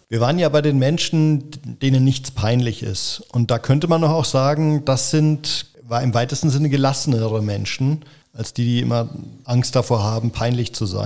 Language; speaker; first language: German; native; German